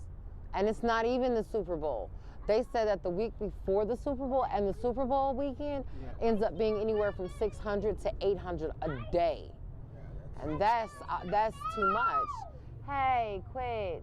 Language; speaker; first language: English; native; English